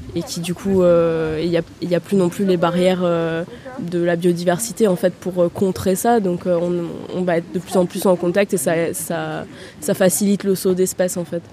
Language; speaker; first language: French; early bilingual, heritage; German